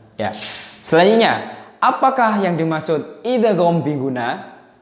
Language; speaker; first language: Indonesian; native; Indonesian